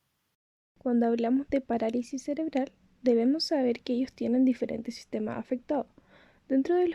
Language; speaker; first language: Spanish; native; Spanish